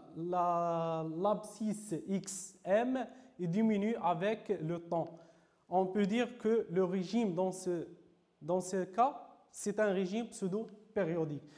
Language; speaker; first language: French; non-native, local second language; Arabic